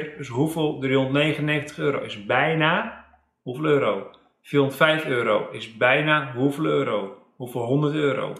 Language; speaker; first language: Dutch; native; Dutch